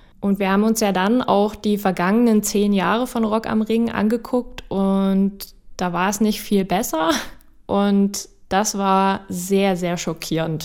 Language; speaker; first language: German; native; German